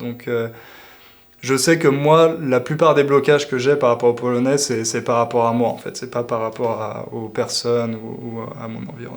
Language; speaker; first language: French; native; French